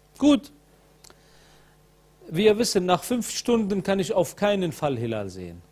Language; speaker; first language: German; non-native, fluent; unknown